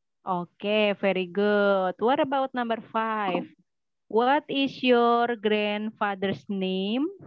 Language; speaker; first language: English; non-native, fluent; Indonesian